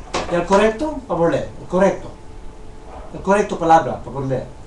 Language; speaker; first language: Spanish; non-native, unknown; Chavacano